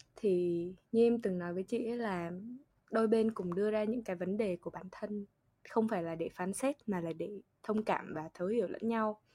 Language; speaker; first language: Vietnamese; native; Vietnamese